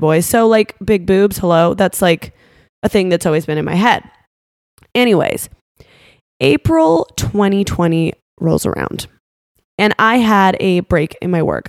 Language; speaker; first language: English; native; English